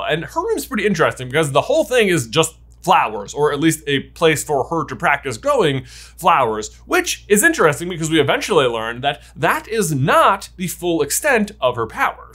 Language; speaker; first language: English; native; English